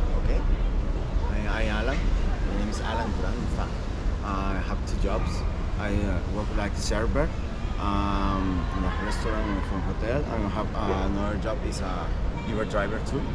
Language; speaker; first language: English; non-native, learner; Spanish